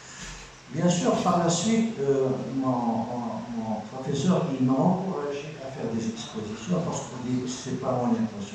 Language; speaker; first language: French; non-native, local second language; Arabic